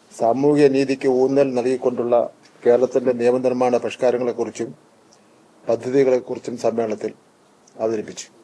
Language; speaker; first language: Malayalam; native; Malayalam